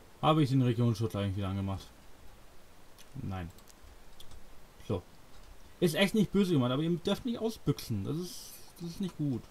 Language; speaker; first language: German; native; German